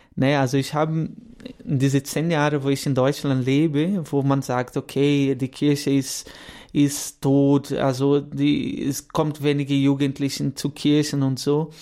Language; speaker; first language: German; non-native, fluent; Portuguese